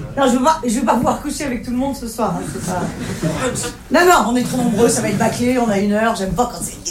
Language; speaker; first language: French; native; French